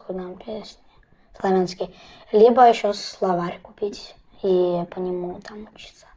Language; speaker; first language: Russian; early bilingual, heritage; Russian